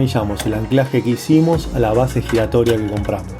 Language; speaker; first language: Spanish; native; Spanish